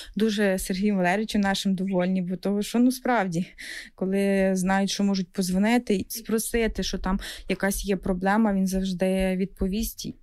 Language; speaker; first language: Ukrainian; native; Ukrainian